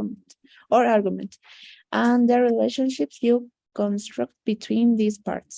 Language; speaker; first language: English; non-native, learner; Spanish